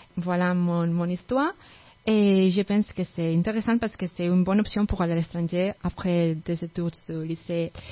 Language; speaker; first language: French; non-native, fluent; Spanish